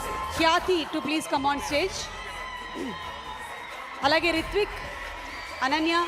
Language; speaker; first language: Telugu; native; Telugu